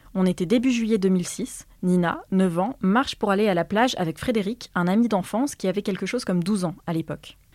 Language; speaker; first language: French; native; French